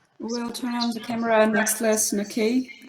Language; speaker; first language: English; non-native, fluent; Russian